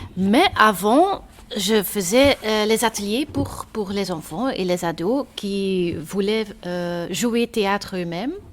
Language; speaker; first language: French; non-native, local second language; Dutch